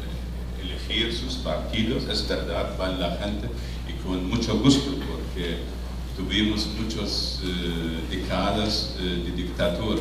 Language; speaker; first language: Spanish; non-native, fluent; Arabic